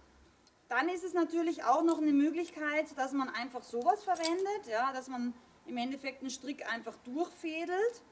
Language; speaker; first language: German; native; German